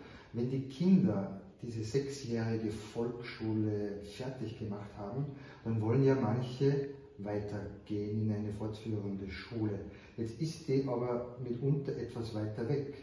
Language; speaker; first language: German; native; German